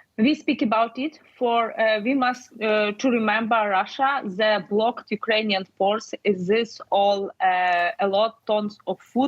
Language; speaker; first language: English; non-native, learner; Ukrainian